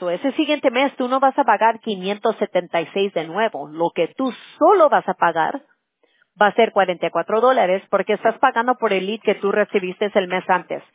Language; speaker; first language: Spanish; early bilingual, heritage; Spanish